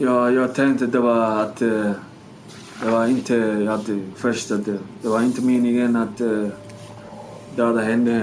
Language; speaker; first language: Swedish; non-native, learner; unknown